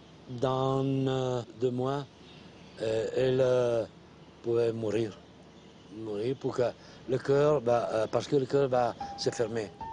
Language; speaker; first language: French; non-native, learner; Italian